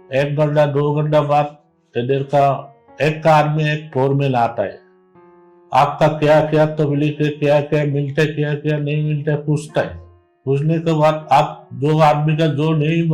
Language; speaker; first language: Hindi; non-native, learner; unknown